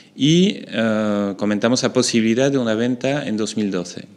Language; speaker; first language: Spanish; non-native, fluent; French